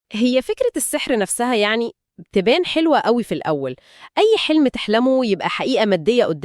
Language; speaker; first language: Arabic; native; Arabic